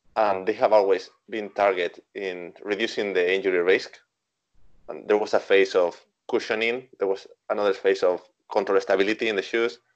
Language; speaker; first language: English; non-native, fluent; Spanish